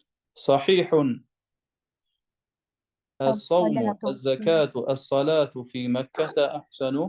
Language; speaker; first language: Arabic; non-native, fluent; Albanian